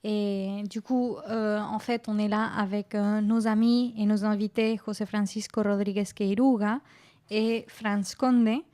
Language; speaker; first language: French; native; French